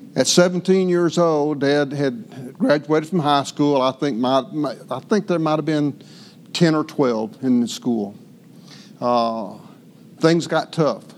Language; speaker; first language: English; native; English